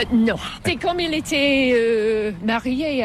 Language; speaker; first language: French; non-native, fluent; English